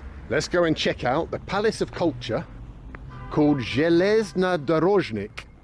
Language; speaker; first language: English; native; English